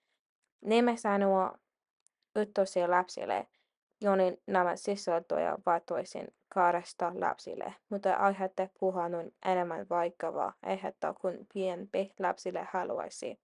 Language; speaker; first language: Finnish; non-native, learner; English